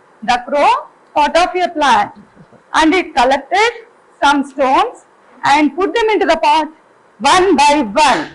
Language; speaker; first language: English; non-native, local second language; Telugu